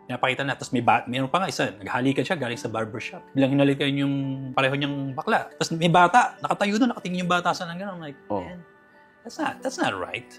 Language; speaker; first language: Filipino; native; Filipino